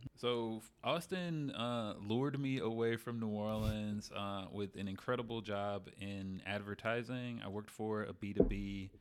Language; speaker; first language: English; native; English